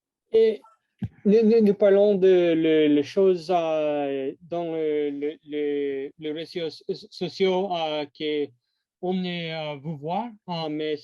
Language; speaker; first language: French; non-native, learner; English